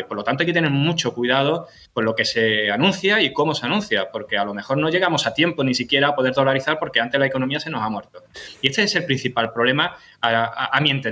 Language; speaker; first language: Spanish; native; Spanish